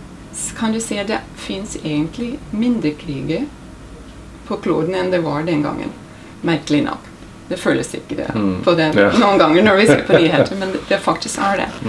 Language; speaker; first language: Norwegian; non-native, fluent; English